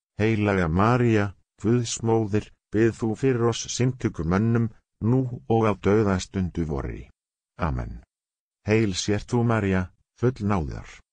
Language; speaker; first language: Icelandic; non-native, learner; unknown